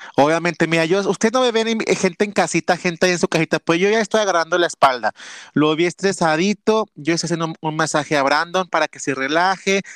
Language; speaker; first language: Spanish; native; Spanish